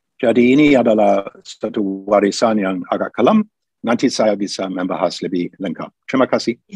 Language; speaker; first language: Indonesian; non-native, fluent; English